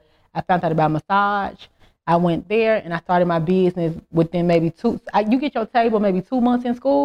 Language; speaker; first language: English; native; English